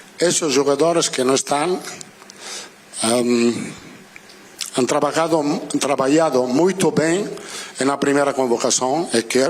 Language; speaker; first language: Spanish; non-native, fluent; Italian